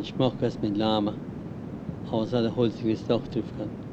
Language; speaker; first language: German; early bilingual, heritage; German